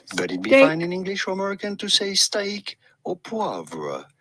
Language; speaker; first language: English; non-native, fluent; French